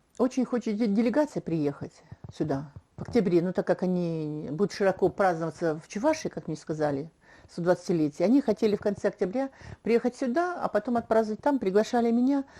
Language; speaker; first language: Russian; non-native, local second language; Chuvash